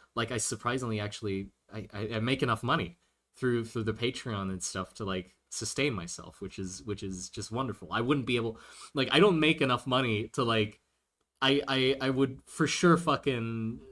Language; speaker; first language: English; early bilingual, other home language; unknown